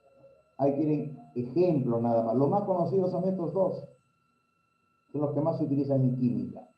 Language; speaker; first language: Spanish; native; Spanish